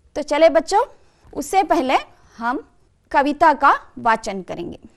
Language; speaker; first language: Hindi; non-native, local second language; Kannada